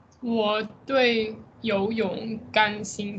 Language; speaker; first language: Chinese; non-native, learner; English